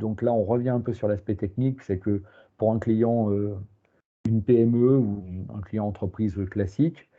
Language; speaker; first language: French; native; French